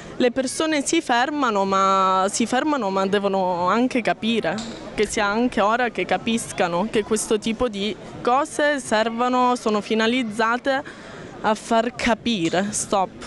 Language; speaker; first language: Italian; non-native, fluent; Ukrainian